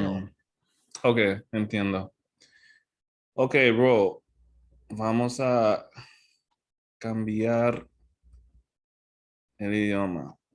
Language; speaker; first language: Spanish; non-native, fluent; English